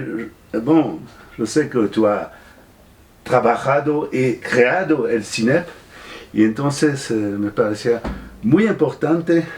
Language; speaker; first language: Spanish; non-native, fluent; French